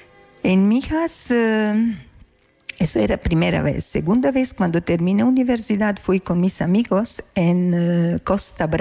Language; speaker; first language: Spanish; non-native, learner; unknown